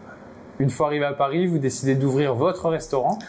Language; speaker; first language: French; native; French